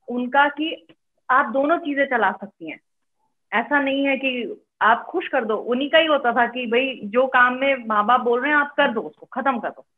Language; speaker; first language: Hindi; native; Hindi